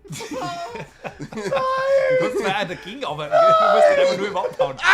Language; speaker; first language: German; native; German